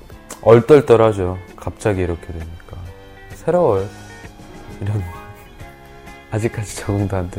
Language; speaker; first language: Korean; native; Korean